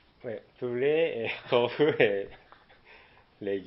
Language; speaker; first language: French; non-native, learner; Japanese